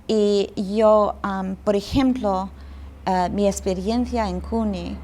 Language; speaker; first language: Spanish; non-native, fluent; English